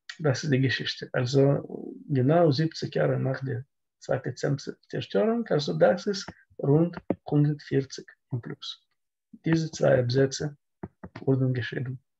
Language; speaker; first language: German; non-native, learner; Russian